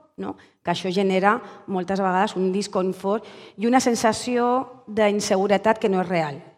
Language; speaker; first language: Catalan; non-native, local second language; Spanish